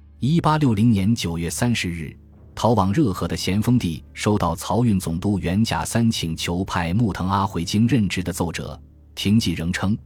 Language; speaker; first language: Chinese; native; Chinese